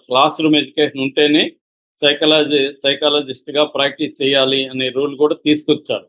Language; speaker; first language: Telugu; native; Telugu